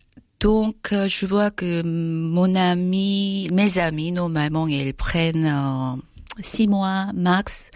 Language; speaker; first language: French; non-native, learner; Korean